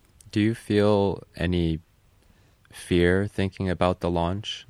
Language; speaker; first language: English; native; English